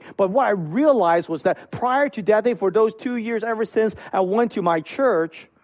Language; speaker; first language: English; non-native, local second language; Cantonese